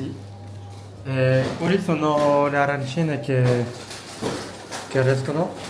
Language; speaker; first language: Italian; non-native, learner; French